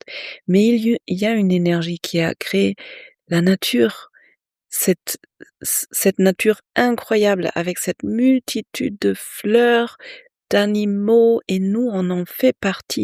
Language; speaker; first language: French; native; French